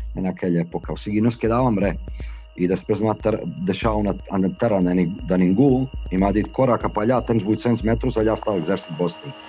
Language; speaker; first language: Catalan; non-native, fluent; Bosnian